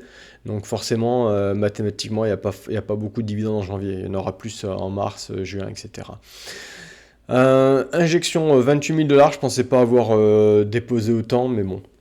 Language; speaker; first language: French; native; French